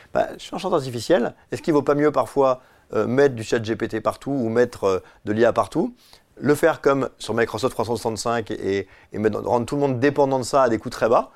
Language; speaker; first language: French; native; French